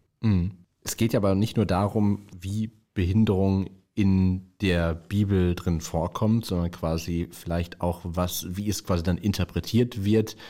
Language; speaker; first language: German; native; German